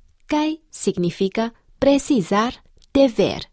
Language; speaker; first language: Portuguese; non-native, fluent; Chinese